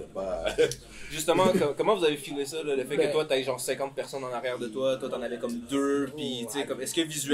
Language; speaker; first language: French; native; French